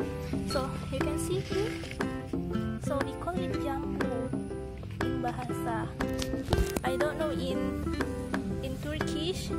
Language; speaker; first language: English; non-native, learner; Indonesian